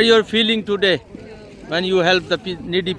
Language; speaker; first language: English; non-native, learner; Urdu